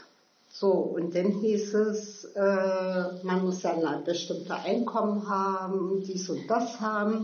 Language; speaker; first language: German; early bilingual, other home language; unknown